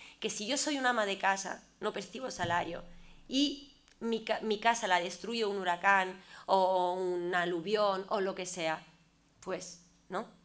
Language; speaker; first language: Spanish; non-native, fluent; Italian